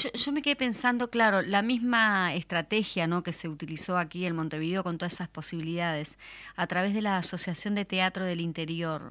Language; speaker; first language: Spanish; native; Spanish